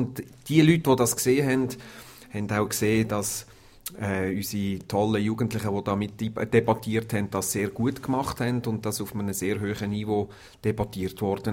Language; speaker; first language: German; native; German